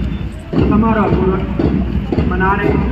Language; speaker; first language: Hindi; native; Hindi